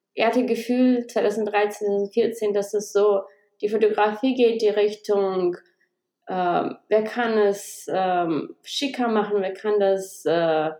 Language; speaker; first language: German; early bilingual, heritage; Russian